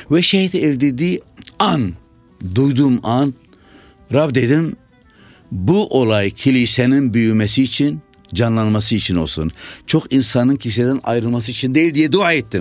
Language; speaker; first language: Turkish; non-native, local second language; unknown